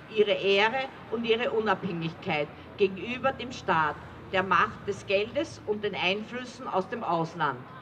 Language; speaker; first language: German; native; German